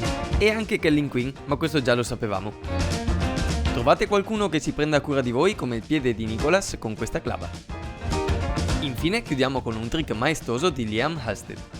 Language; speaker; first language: Italian; native; Italian